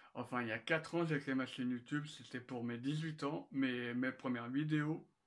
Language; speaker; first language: French; native; French